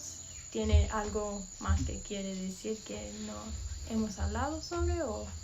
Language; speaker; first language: Spanish; non-native, learner; English